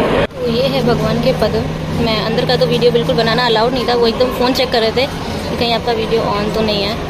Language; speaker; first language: Hindi; native; Hindi